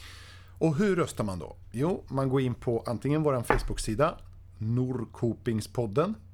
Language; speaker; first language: Swedish; native; Swedish